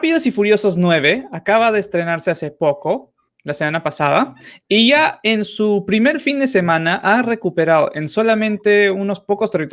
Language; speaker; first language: Spanish; native; Spanish